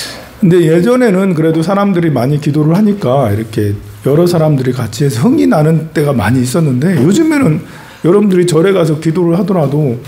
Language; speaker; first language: Korean; native; Korean